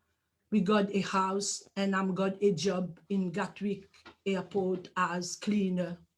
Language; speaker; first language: English; non-native, learner; Morisyen